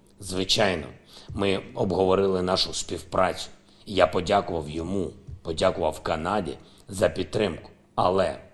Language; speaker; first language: Ukrainian; non-native, local second language; Russian